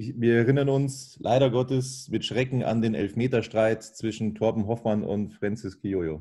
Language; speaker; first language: German; native; German